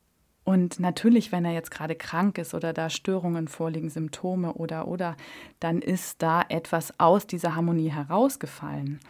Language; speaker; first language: German; native; German